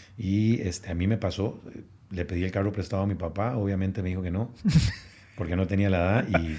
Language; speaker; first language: Spanish; native; Spanish